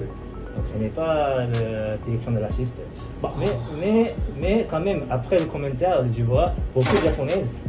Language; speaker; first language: French; non-native, learner; Japanese